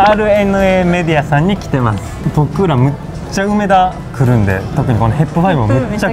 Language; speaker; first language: Japanese; native; Japanese